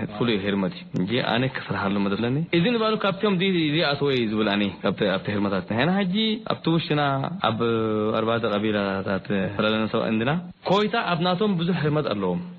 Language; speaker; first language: Tigrinya; non-native, local second language; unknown